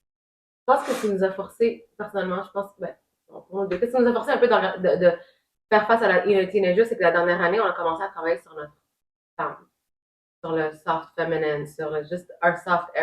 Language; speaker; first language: French; native; French